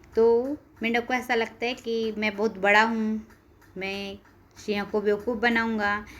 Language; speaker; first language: Hindi; non-native, local second language; Marathi